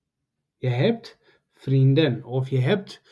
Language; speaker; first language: Dutch; non-native, learner; Tigrinya